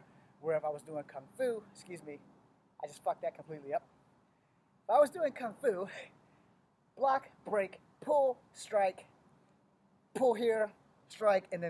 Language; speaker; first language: English; native; English